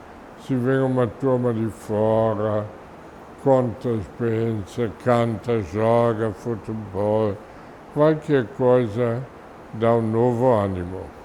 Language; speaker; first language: Portuguese; non-native, fluent; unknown